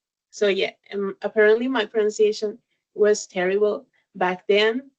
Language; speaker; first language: English; non-native, learner; Spanish